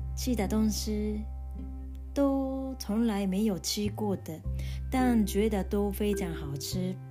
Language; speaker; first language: Chinese; non-native, fluent; Japanese